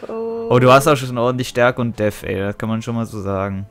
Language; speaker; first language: German; native; German